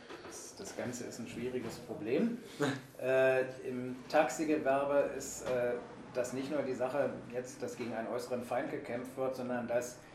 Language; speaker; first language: German; native; German